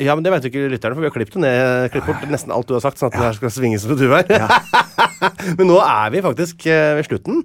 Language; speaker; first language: Norwegian; native; Norwegian